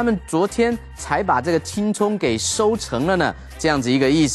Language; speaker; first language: Chinese; native; Chinese